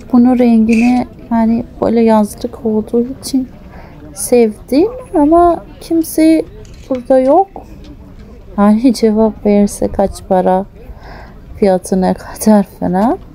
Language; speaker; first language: Turkish; early bilingual, heritage; Turkish